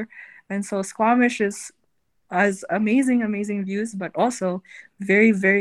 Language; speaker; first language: English; non-native, local second language; Filipino